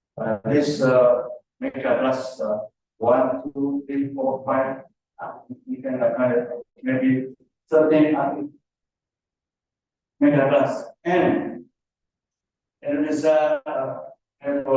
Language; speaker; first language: English; non-native, learner; Indonesian